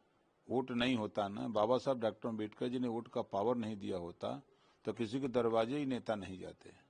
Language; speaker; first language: Hindi; native; Hindi